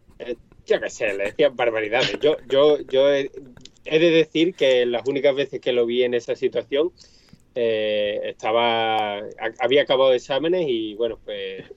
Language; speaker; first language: Spanish; native; Spanish